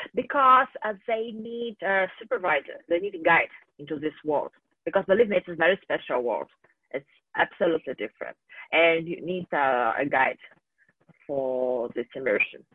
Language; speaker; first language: English; non-native, fluent; Russian